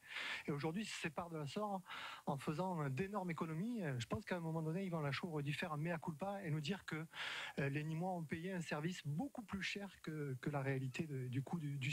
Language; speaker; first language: French; native; French